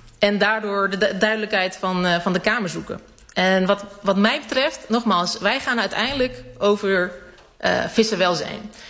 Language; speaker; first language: Dutch; early bilingual, other home language; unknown